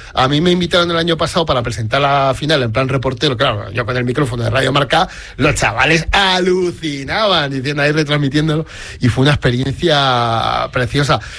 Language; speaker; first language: Spanish; native; Spanish